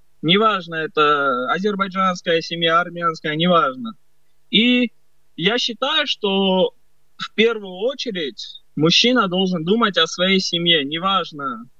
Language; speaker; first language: Russian; early bilingual, other home language; Armenian